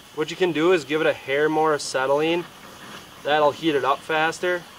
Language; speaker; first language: English; native; English